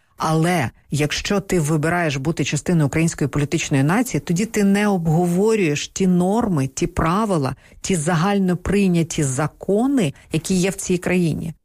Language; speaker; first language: Ukrainian; non-native, local second language; Russian